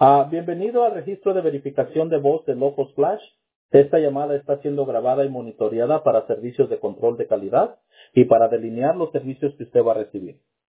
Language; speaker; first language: Spanish; early bilingual, heritage; Spanish